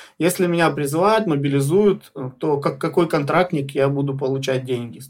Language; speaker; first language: Russian; native; Russian